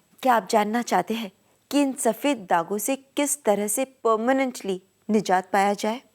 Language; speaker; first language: Hindi; native; Hindi